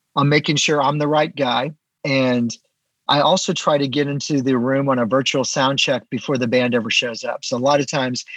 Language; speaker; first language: English; native; English